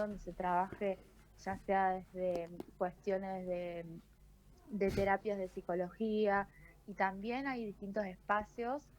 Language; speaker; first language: Spanish; native; Spanish